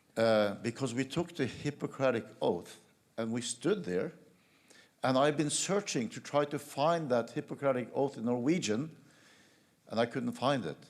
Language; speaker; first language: English; non-native, fluent; Norwegian